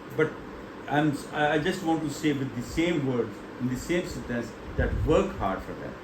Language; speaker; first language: English; non-native, local second language; Urdu